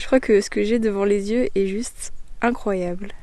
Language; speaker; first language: French; native; French